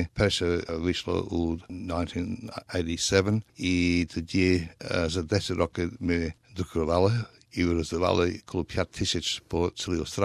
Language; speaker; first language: Ukrainian; early bilingual, heritage; Ukrainian